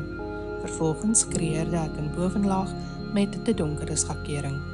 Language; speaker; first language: Dutch; native; Dutch